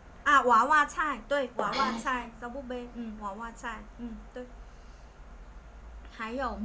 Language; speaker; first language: Chinese; non-native, fluent; Vietnamese